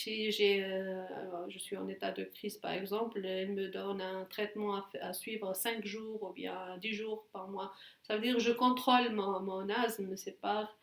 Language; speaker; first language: French; non-native, fluent; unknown